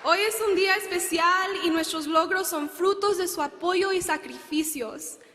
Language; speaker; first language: Spanish; early bilingual, heritage; Spanish